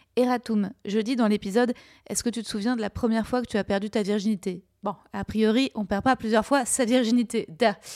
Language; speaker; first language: French; native; French